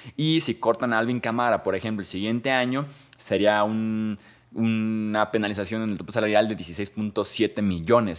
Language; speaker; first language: Spanish; native; Spanish